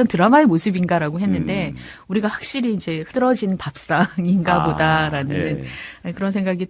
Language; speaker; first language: Korean; native; Korean